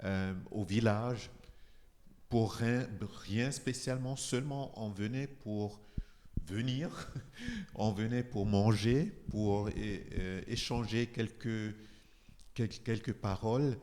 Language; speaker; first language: French; non-native, fluent; Igbo